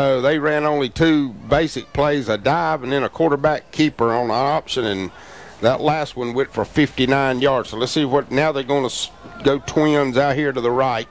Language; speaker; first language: English; native; English